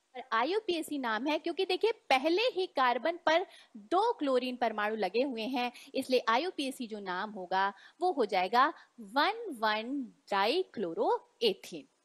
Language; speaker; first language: Hindi; native; Hindi